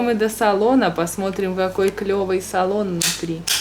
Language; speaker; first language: Russian; native; Russian